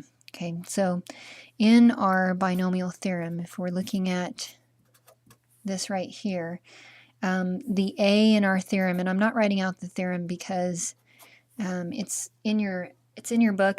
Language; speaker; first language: English; native; English